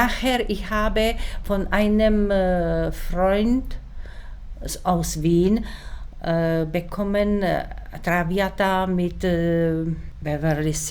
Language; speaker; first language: German; non-native, learner; Czech